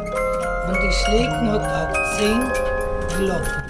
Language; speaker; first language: German; non-native, fluent; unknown